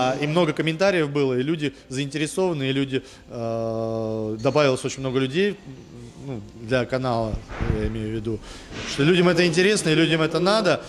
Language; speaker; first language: Russian; native; Russian